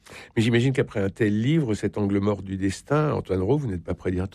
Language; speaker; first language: French; native; French